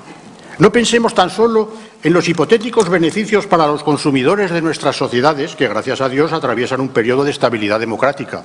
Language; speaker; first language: Spanish; native; Spanish